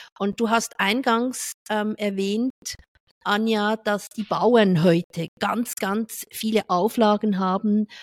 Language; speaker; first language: German; native; German